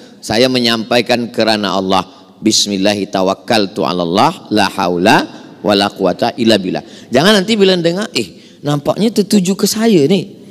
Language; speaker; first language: Malay; native; Malay